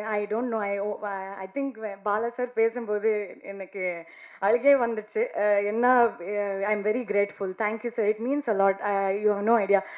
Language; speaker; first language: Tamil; non-native, learner; Kannada